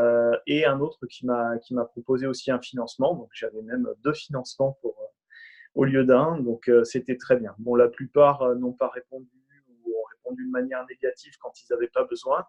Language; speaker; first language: French; native; French